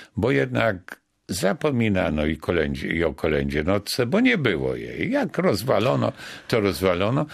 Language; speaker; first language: Polish; native; Polish